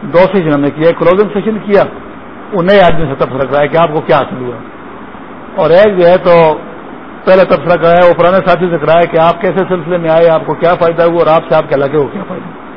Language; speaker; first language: Urdu; non-native, local second language; Pashto